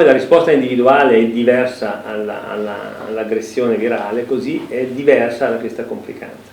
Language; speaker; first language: Italian; native; Italian